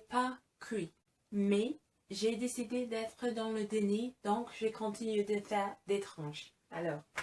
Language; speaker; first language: French; non-native, fluent; English